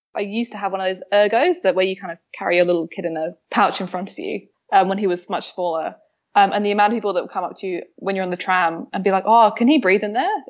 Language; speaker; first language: English; native; English